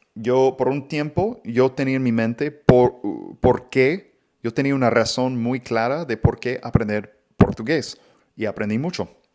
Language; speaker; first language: Spanish; non-native, fluent; English